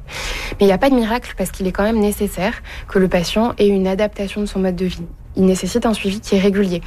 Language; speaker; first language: French; native; French